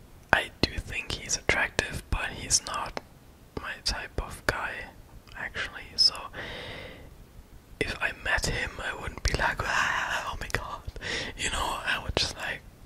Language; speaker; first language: English; non-native, fluent; German